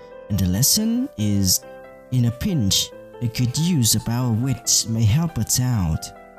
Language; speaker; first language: English; non-native, fluent; Vietnamese